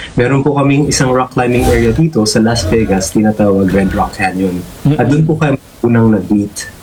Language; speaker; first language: Filipino; native; Filipino